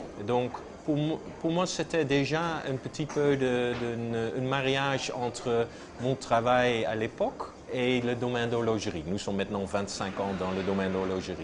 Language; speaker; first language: French; non-native, fluent; Dutch